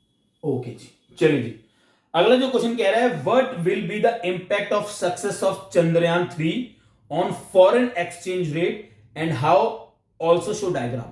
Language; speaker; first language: Hindi; native; Hindi